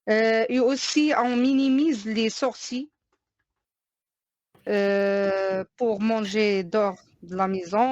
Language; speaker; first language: French; non-native, learner; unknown